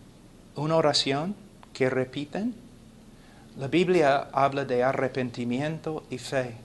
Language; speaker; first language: Spanish; non-native, fluent; English